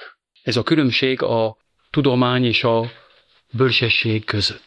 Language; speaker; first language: Hungarian; non-native, fluent; French